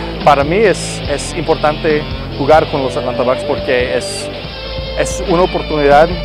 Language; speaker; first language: Spanish; non-native, fluent; English